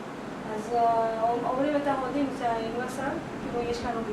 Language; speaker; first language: Hebrew; non-native, fluent; Marathi